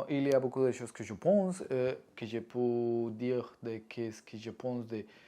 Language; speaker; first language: French; non-native, learner; Spanish